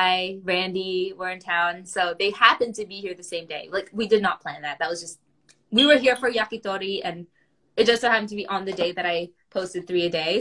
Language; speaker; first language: English; early bilingual, other home language; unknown